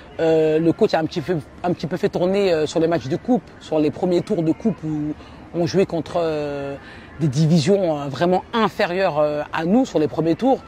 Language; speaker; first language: French; native; French